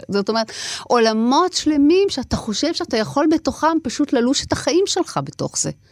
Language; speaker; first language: Hebrew; native; Hebrew